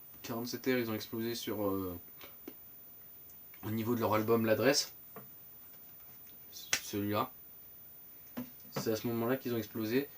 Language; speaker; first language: French; native; French